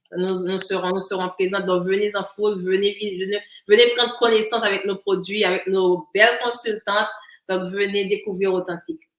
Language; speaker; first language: French; non-native, local second language; Haitian Creole